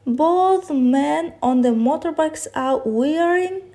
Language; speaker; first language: English; non-native, fluent; Kazakh